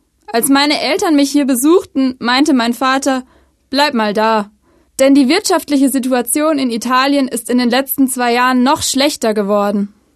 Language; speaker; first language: German; non-native, fluent; Italian